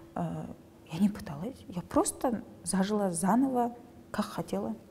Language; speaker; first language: Russian; non-native, local second language; Kazakh